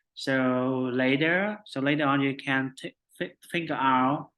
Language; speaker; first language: English; non-native, fluent; Vietnamese